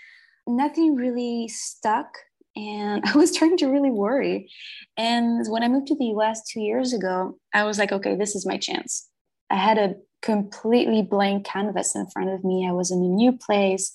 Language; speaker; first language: English; non-native, fluent; French